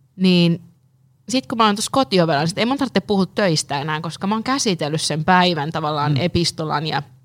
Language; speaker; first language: Finnish; native; Finnish